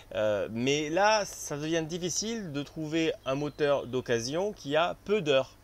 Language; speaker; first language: French; native; French